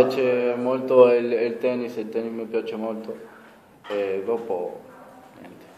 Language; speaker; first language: Italian; non-native, fluent; Spanish